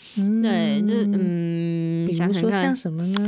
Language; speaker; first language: Chinese; native; Chinese